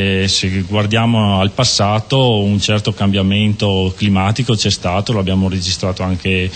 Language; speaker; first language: Italian; native; Italian